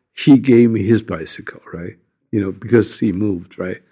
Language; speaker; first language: English; non-native, fluent; Japanese